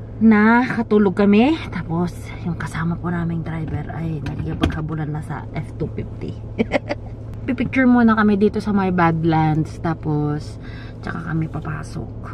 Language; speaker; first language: Filipino; native; Filipino